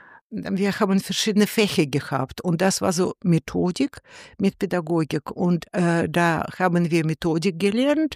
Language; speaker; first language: German; non-native, learner; Russian